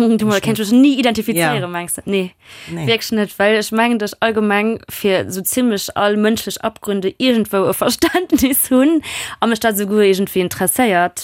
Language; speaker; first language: Luxembourgish; non-native, local second language; German